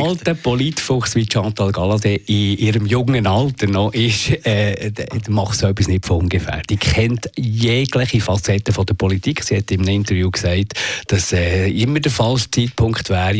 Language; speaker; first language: German; native; German